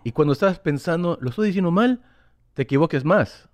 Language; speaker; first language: Spanish; early bilingual, other home language; English